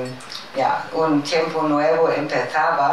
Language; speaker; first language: Spanish; non-native, learner; German